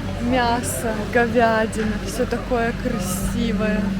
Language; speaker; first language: Russian; native; Russian